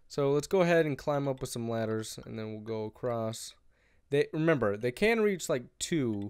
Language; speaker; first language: English; native; English